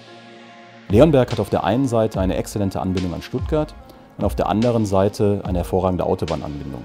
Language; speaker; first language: German; native; German